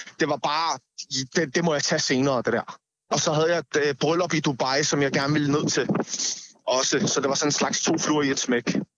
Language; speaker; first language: Danish; native; Danish